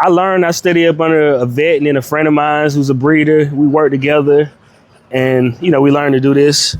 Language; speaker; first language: English; native; English